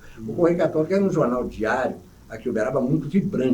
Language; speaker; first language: Portuguese; native; Portuguese